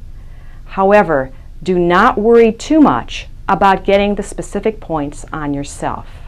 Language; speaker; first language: English; native; English